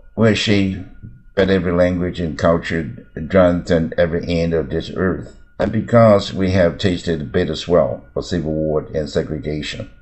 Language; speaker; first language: English; non-native, fluent; Chinese